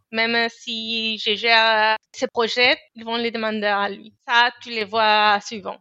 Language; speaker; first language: French; non-native, fluent; Spanish